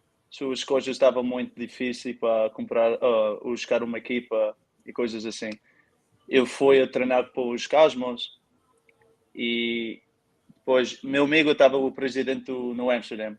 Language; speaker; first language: Portuguese; early bilingual, heritage; Portuguese